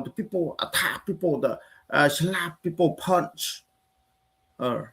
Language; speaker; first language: English; non-native, learner; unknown